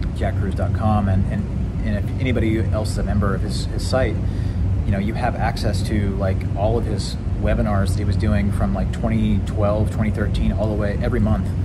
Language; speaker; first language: English; native; English